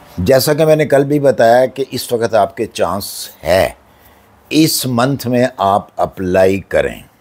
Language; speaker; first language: Urdu; non-native, local second language; Punjabi